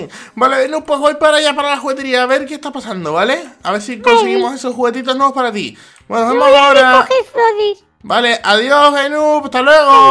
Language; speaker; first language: Spanish; native; Spanish